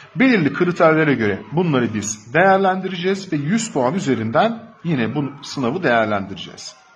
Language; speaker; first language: Turkish; native; Turkish